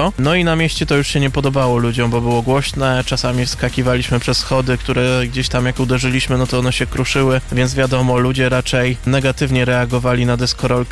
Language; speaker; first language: Polish; native; Polish